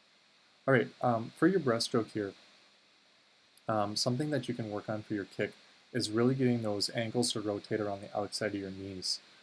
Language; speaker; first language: English; native; English